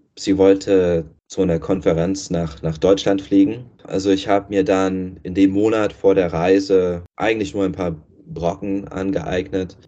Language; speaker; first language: German; non-native, fluent; English